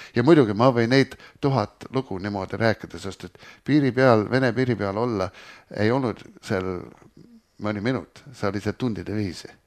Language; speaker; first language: Estonian; early bilingual, heritage; Estonian